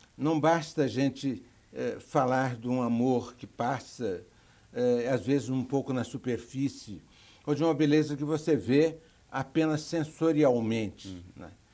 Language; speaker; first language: Portuguese; native; Portuguese